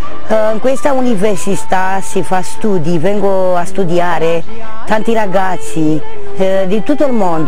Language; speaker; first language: Italian; non-native, learner; Romanian